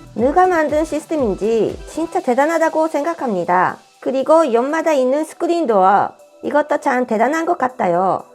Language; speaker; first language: Korean; non-native, fluent; Japanese